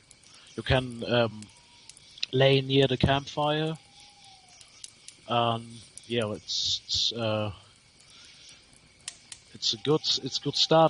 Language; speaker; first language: English; non-native, learner; German